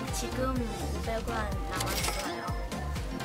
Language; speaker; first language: Korean; non-native, learner; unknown